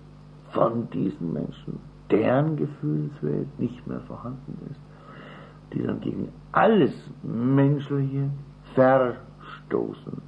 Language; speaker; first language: German; native; German